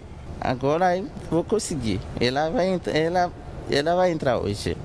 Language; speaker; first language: Portuguese; non-native, learner; Haitian Creole